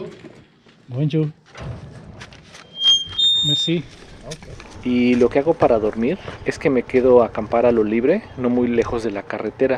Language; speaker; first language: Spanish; native; Spanish